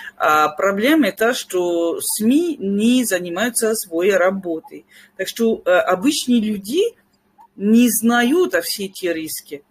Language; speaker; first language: Russian; non-native, fluent; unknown